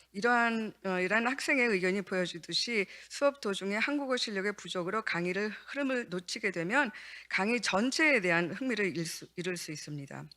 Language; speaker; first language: Korean; native; Korean